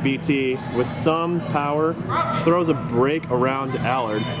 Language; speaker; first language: English; native; English